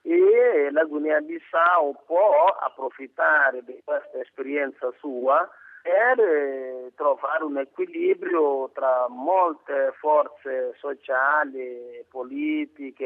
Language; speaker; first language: Italian; non-native, fluent; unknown